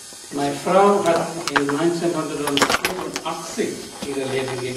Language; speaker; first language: German; non-native, learner; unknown